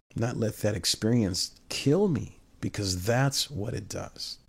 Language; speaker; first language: English; early bilingual, other home language; Spanish